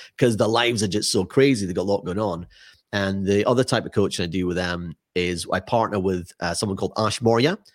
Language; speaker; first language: English; native; English